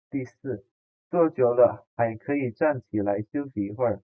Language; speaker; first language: Chinese; non-native, fluent; Indonesian